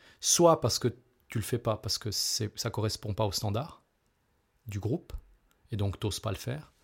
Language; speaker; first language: French; native; French